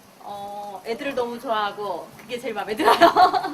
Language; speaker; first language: Korean; non-native, learner; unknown